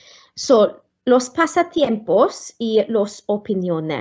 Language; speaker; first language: Spanish; non-native, fluent; Welsh